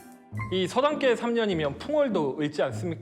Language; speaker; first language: Korean; native; Korean